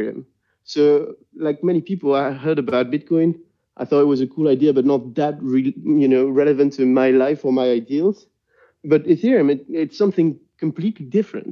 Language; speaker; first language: English; non-native, fluent; French